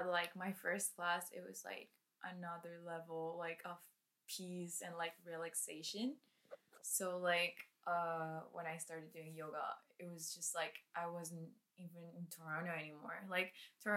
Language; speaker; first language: English; non-native, fluent; Spanish